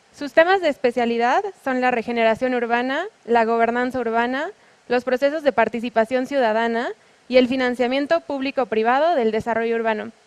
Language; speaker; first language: Spanish; native; Spanish